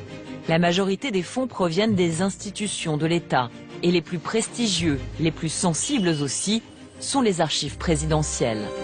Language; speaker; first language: French; native; French